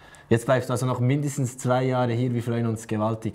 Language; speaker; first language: German; native; German